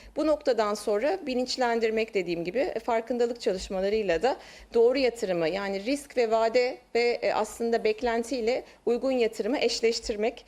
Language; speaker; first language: Turkish; native; Turkish